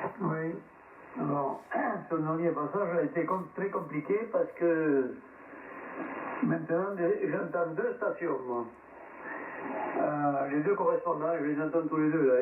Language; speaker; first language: French; native; French